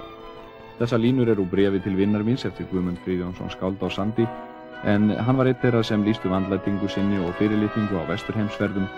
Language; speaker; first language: Icelandic; native; Icelandic